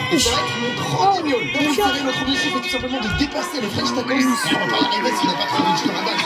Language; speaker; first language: French; native; French